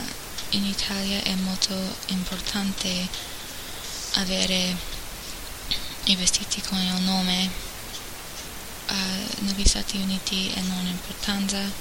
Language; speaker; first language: Italian; non-native, learner; English